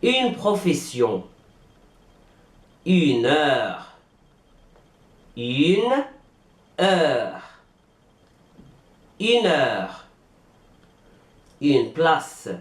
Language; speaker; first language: French; non-native, fluent; Arabic